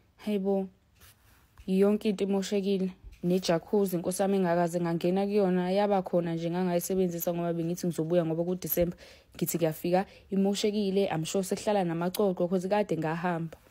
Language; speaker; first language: Zulu; native; Zulu